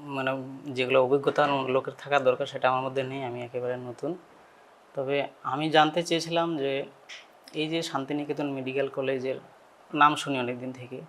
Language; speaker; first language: Bangla; native; Bangla